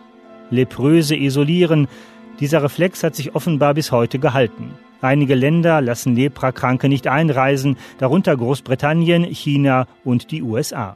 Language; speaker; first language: German; native; German